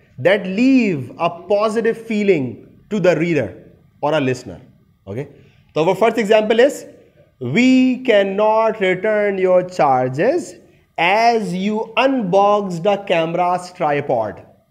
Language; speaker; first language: English; non-native, local second language; Urdu